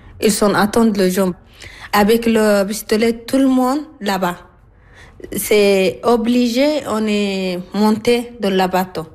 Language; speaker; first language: French; non-native, learner; Arabic